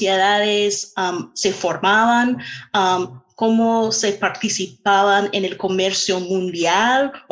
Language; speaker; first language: Spanish; non-native, fluent; English